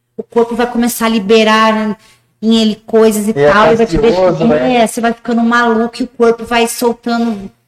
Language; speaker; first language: Portuguese; early bilingual, heritage; Portuguese